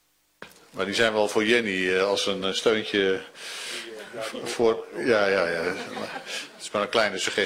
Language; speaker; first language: Dutch; native; Dutch